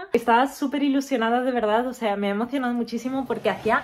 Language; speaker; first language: Spanish; native; Spanish